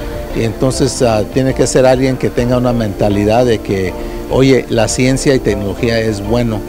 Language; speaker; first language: Spanish; early bilingual, heritage; Spanish